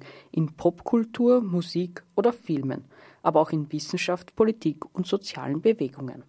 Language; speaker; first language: German; native; German